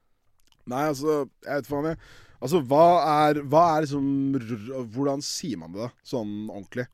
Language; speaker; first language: Norwegian; native; Norwegian